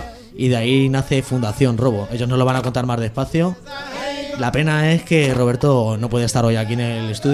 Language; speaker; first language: Spanish; native; Spanish